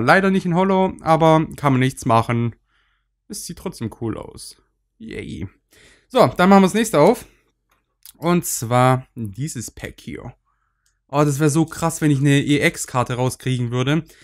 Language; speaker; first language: German; native; German